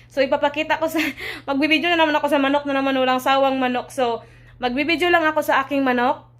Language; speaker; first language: Filipino; non-native, local second language; Cebuano